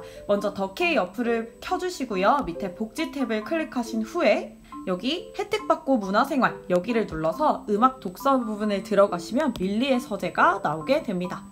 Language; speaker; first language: Korean; native; Korean